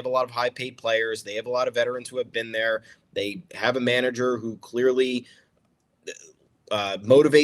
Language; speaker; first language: English; native; English